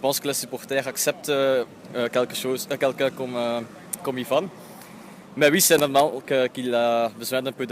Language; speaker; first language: French; non-native, local second language; Dutch